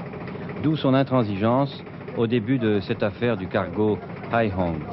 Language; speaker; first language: French; native; French